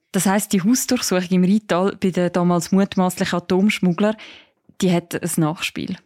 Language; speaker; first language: German; native; German